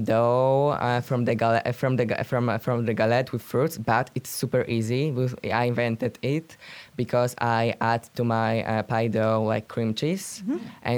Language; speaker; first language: English; non-native, learner; Polish